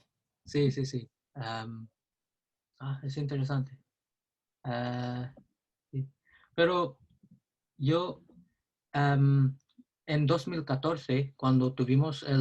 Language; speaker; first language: Spanish; non-native, learner; English